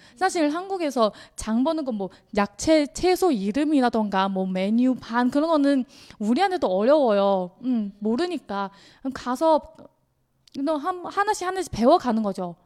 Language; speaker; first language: Korean; non-native, fluent; Chinese